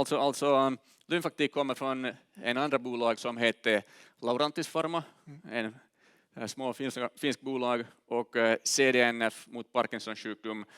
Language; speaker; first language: Swedish; non-native, learner; Finnish